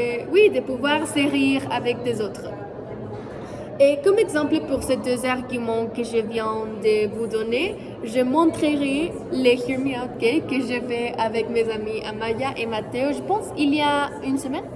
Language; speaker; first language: French; non-native, fluent; Spanish